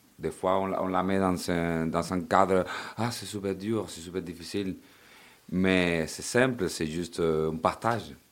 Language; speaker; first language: French; non-native, fluent; Spanish